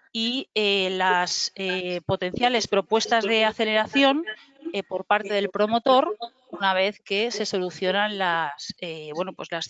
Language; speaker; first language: Spanish; native; Spanish